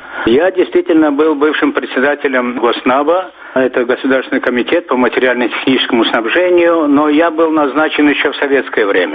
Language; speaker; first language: Russian; non-native, local second language; Turkmen